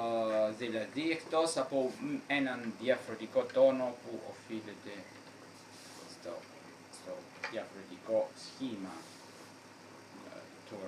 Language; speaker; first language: Greek; non-native, fluent; Italian